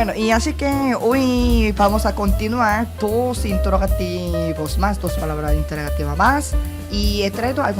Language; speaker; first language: Spanish; non-native, learner; Korean